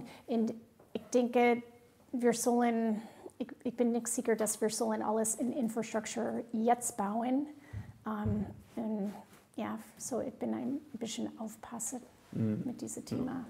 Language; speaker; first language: German; non-native, fluent; English